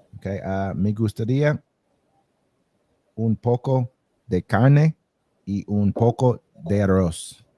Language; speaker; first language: Spanish; non-native, learner; English